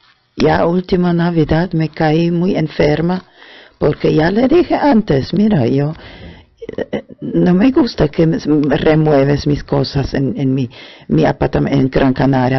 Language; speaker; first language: Spanish; non-native, fluent; German